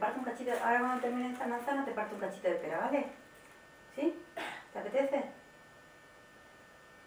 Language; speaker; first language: Spanish; native; Spanish